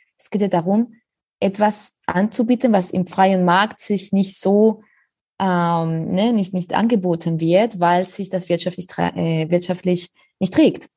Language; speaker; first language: German; non-native, fluent; Spanish